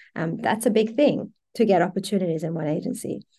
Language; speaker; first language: English; early bilingual, other home language; Persian